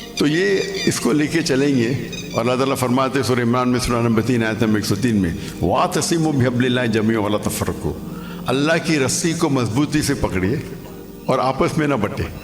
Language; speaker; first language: Urdu; non-native, local second language; Konkani